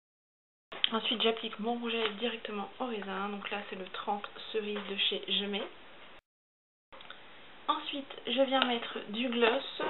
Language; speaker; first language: French; native; French